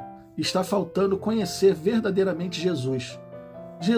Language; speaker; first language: Portuguese; native; Portuguese